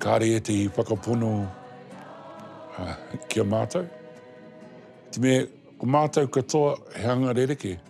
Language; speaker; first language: Māori; non-native, local second language; English